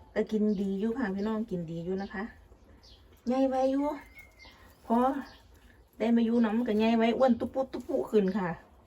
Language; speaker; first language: Thai; native; Thai